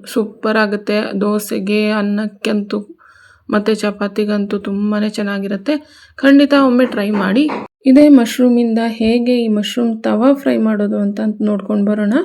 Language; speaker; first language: Kannada; non-native, local second language; Konkani